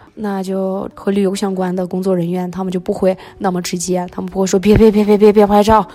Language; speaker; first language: Chinese; early bilingual, other home language; Russian